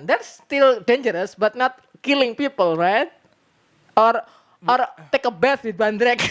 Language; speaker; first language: English; non-native, learner; Indonesian